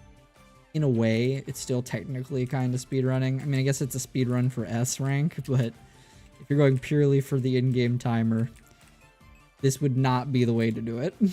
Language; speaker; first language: English; native; English